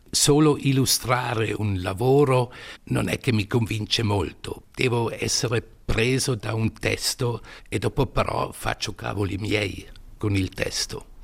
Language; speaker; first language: Italian; non-native, local second language; German